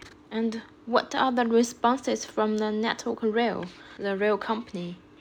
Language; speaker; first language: English; non-native, fluent; Chinese